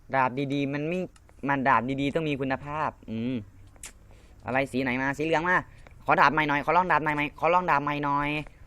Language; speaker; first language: Thai; non-native, local second language; Lao